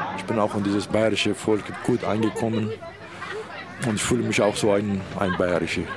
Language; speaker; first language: German; non-native, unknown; Kurdish